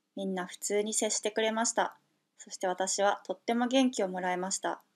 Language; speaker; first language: Japanese; native; Japanese